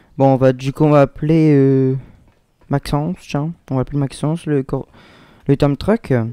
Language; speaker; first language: French; native; French